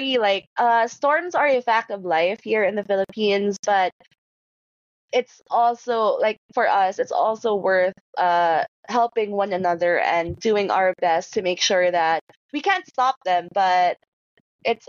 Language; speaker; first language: English; non-native, local second language; Hiligaynon